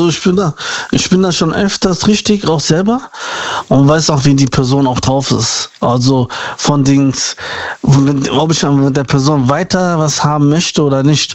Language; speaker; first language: German; native; German